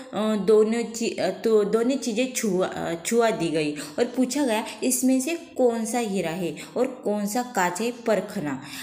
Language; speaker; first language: Hindi; non-native, local second language; Marathi